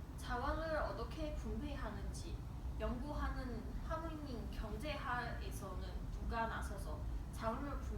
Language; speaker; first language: Korean; non-native, learner; Chinese